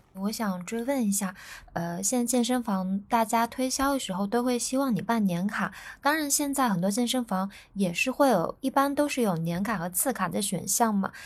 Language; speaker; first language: Chinese; native; Chinese